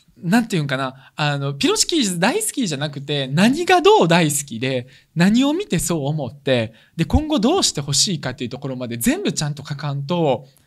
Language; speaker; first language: Japanese; early bilingual, other home language; Russian